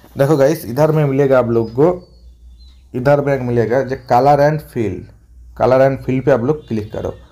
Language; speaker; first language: Hindi; non-native, local second language; Bangla